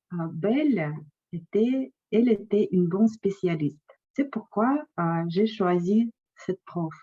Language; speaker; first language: French; non-native, fluent; Russian